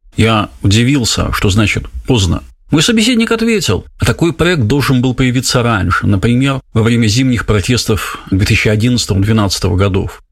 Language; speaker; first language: Russian; native; Russian